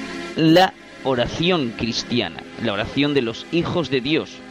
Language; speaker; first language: Spanish; native; Spanish